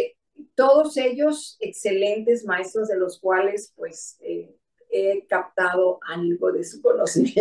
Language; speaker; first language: Spanish; native; Spanish